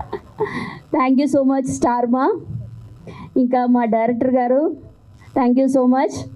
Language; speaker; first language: Telugu; non-native, learner; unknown